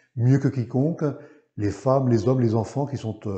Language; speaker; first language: French; native; French